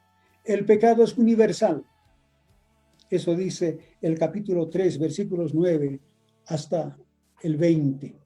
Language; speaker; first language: Spanish; native; Spanish